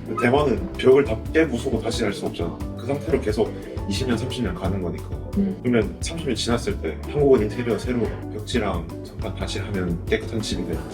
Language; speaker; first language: Korean; native; Korean